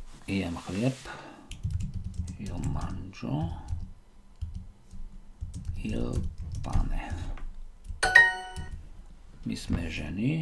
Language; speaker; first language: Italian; non-native, learner; Slovak